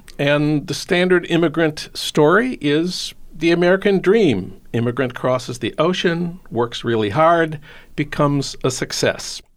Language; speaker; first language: English; native; English